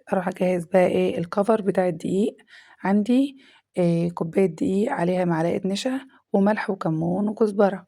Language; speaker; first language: Arabic; native; Arabic